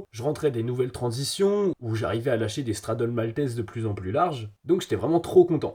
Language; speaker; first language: French; native; French